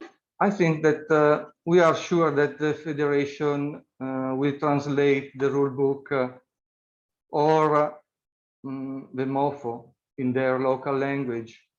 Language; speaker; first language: English; non-native, fluent; Italian